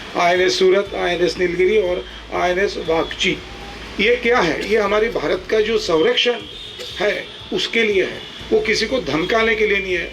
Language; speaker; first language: Hindi; non-native, local second language; Marathi